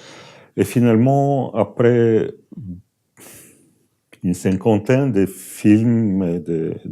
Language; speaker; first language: French; non-native, fluent; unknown